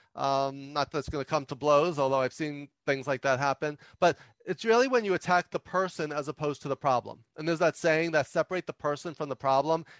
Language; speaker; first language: English; native; English